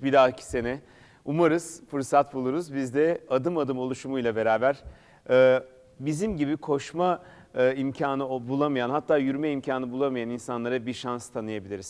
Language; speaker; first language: Turkish; native; Turkish